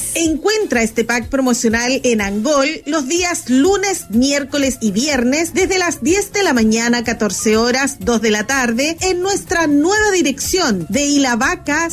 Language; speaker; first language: Spanish; native; Spanish